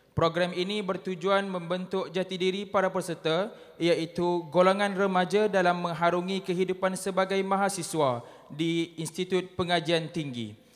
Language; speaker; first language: Malay; native; Malay